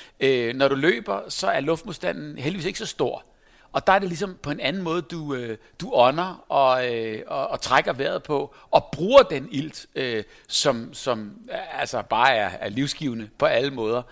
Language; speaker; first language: Danish; native; Danish